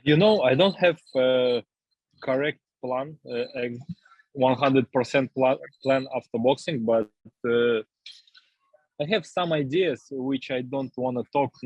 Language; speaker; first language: English; non-native, learner; Russian